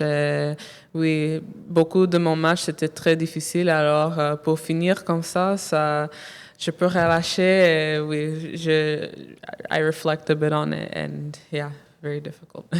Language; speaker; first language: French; non-native, local second language; English